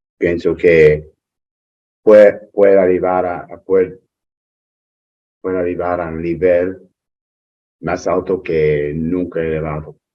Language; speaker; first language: Spanish; non-native, learner; English